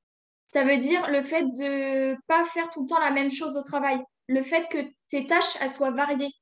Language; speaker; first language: French; native; French